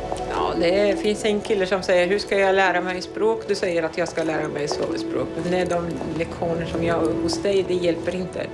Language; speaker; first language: Swedish; non-native, fluent; Arabic